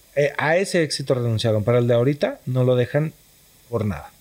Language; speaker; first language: Spanish; native; Spanish